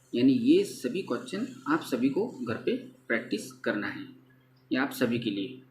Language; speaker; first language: Hindi; non-native, local second language; Marathi